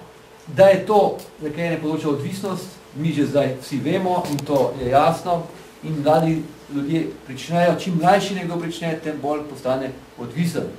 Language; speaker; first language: Slovenian; native; Slovenian